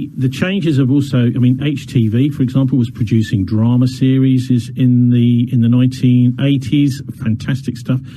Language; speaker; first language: English; native; English